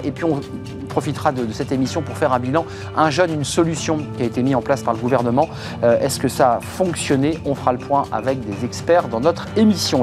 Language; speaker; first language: French; native; French